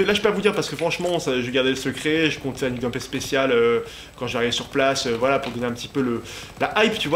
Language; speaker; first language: French; native; French